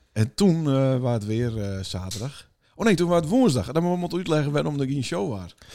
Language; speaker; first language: Dutch; native; Dutch